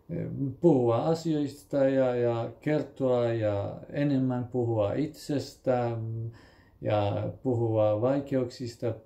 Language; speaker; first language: Finnish; non-native, fluent; Kurdish